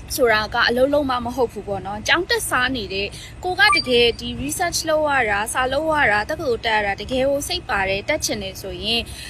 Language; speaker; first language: Burmese; native; Burmese